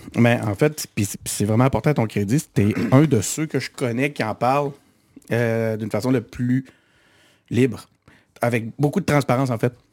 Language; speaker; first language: French; native; French